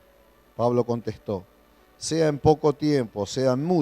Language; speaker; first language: Spanish; native; Spanish